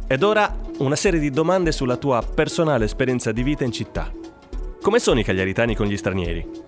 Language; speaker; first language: Italian; native; Italian